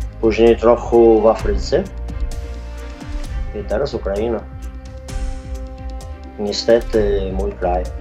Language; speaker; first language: Polish; non-native, fluent; Ukrainian